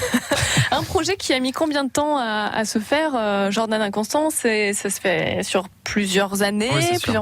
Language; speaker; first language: French; native; French